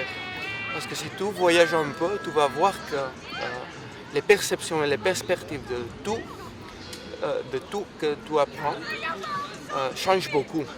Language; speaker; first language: French; non-native, fluent; Spanish